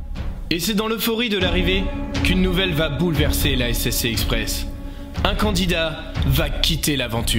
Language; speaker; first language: French; native; French